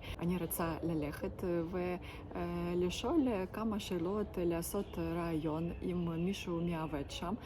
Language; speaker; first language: Hebrew; non-native, learner; Ukrainian